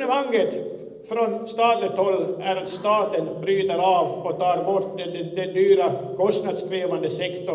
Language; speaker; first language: Swedish; native; Swedish